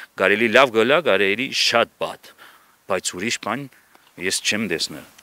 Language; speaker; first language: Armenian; early bilingual, heritage; Armenian